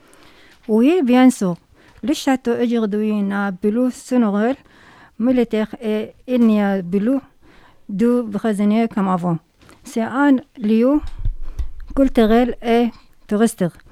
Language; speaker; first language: French; non-native, learner; Arabic